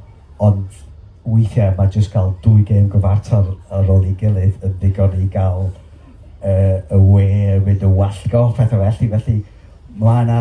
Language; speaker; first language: Welsh; native; Welsh